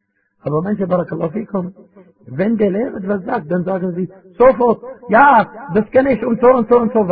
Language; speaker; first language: German; non-native, fluent; Arabic